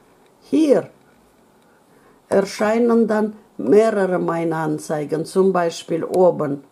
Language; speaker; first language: German; non-native, learner; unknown